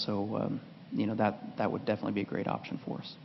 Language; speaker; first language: English; native; English